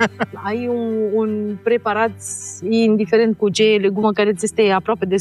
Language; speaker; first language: Romanian; native; Romanian